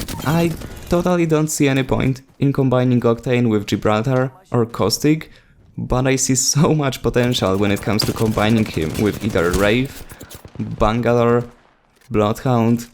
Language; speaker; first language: English; non-native, fluent; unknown